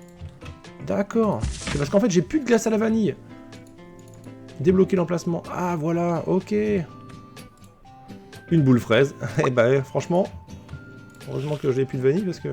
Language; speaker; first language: French; native; French